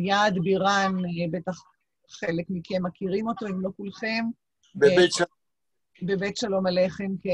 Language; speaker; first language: Hebrew; non-native, local second language; Yiddish